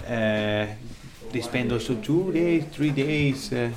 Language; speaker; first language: English; non-native, learner; Italian